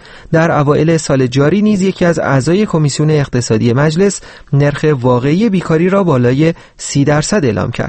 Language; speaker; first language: Persian; native; Persian